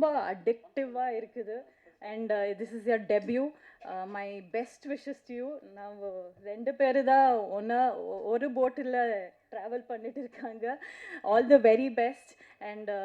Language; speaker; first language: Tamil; non-native, learner; Kannada